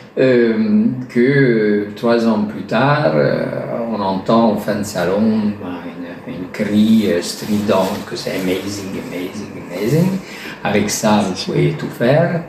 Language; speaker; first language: French; non-native, fluent; Hungarian